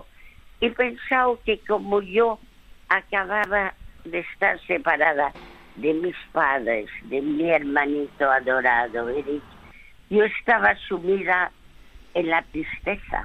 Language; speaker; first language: Spanish; early bilingual, other home language; French